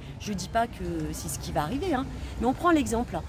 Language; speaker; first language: French; native; French